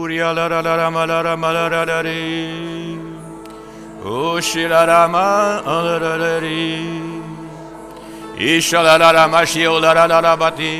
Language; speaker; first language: German; native; German